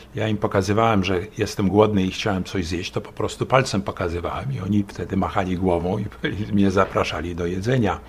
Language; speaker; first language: Polish; early bilingual, other home language; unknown